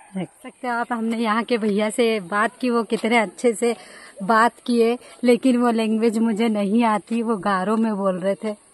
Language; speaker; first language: Hindi; native; Hindi